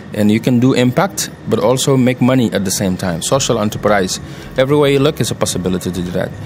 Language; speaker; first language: English; non-native, fluent; Wolof